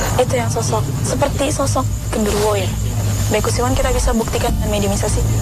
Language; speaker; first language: Indonesian; native; Indonesian